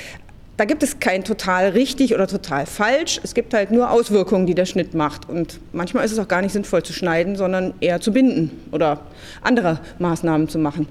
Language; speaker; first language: German; native; German